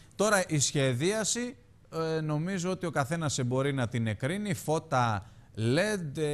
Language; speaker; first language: Greek; native; Greek